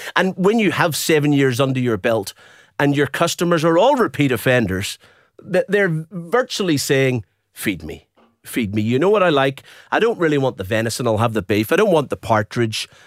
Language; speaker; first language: English; native; English